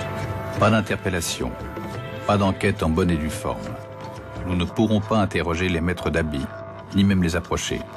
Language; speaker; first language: French; native; French